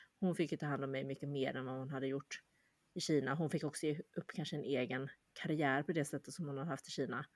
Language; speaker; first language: Swedish; early bilingual, other home language; Chinese